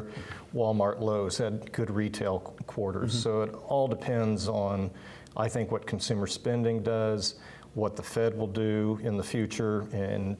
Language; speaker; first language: English; native; English